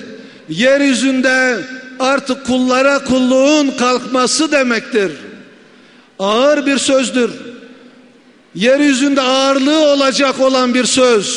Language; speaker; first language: Turkish; native; Turkish